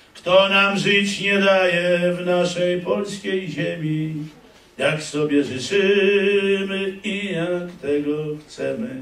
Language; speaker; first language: Polish; native; Polish